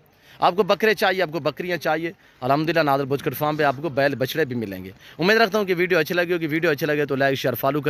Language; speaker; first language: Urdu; non-native, local second language; Saraiki